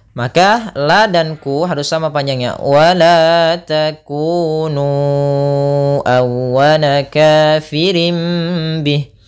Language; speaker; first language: Indonesian; native; Indonesian